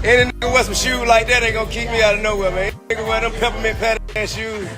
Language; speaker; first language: English; native; English